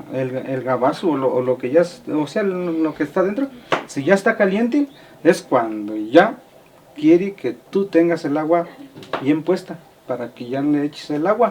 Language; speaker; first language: Spanish; native; Spanish